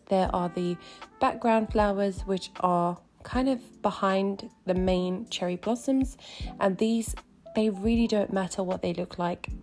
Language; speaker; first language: English; native; English